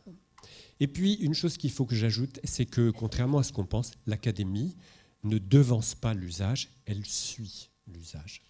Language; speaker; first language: French; native; French